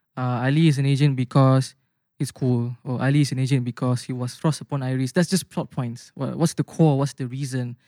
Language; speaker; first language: English; non-native, local second language; Malay